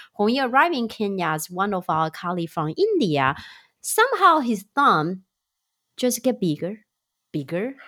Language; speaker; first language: English; non-native, fluent; Chinese